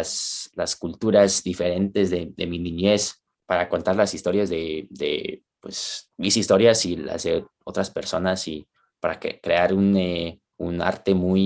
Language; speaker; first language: Spanish; early bilingual, heritage; Spanish